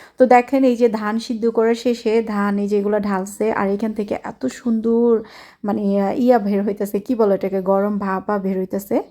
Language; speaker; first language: Bangla; native; Bangla